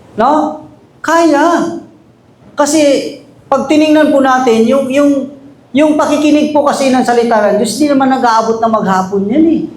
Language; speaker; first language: Filipino; non-native, local second language; Aklanon